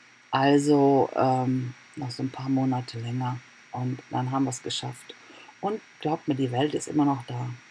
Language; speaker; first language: German; native; German